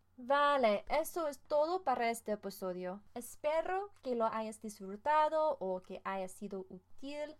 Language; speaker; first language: Spanish; non-native, fluent; English